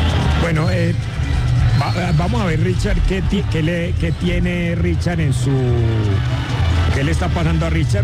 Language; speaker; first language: Spanish; native; Spanish